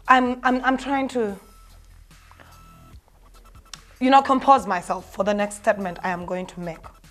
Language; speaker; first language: English; non-native, local second language; Ganda